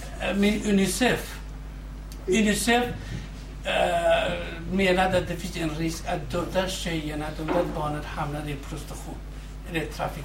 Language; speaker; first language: Swedish; non-native, fluent; Kurdish